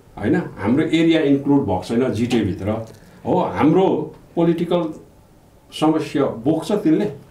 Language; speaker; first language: Nepali; native; Nepali